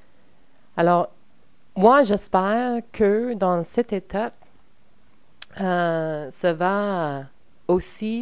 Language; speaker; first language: French; non-native, learner; English